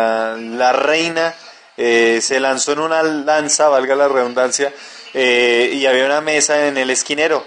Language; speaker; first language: Spanish; native; Spanish